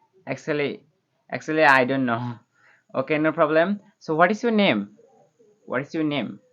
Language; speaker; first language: English; non-native, learner; Bangla